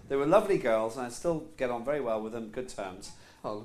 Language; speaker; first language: English; non-native, local second language; Estonian